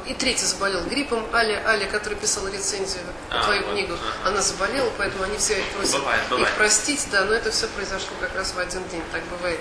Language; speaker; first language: Russian; native; Russian